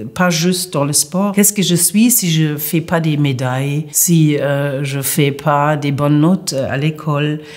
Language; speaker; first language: French; non-native, fluent; German